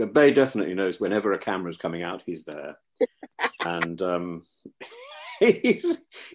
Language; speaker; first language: English; native; English